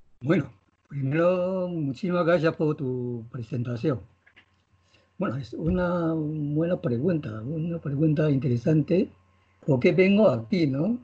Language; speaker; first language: Spanish; non-native, learner; Chinese